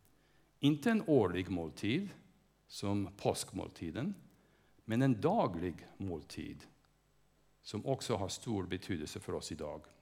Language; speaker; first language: Swedish; non-native, fluent; English